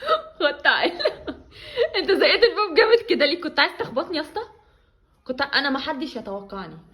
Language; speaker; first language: Arabic; native; Arabic